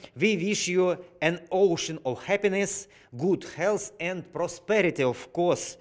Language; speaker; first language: English; non-native, learner; Russian